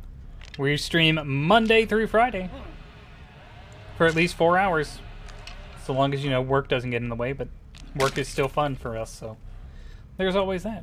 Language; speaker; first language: English; native; English